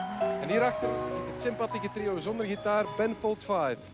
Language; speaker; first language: Dutch; native; Dutch